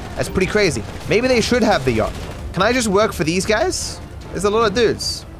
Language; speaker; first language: English; native; English